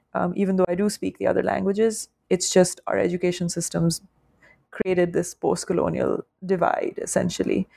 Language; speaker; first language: English; non-native, local second language; Urdu